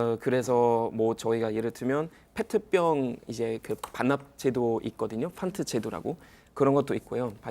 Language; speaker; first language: Korean; non-native, fluent; German